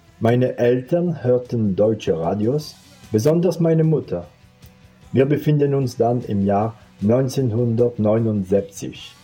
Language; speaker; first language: German; non-native, fluent; French